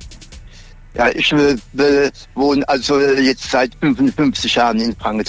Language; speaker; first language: German; native; German